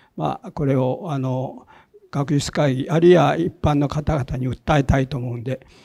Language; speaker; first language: Japanese; native; Japanese